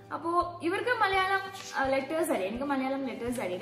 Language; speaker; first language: Malayalam; non-native, fluent; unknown